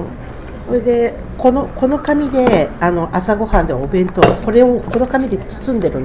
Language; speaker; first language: Japanese; native; Japanese